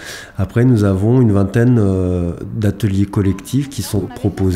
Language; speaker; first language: French; native; French